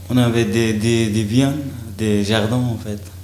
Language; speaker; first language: French; non-native, learner; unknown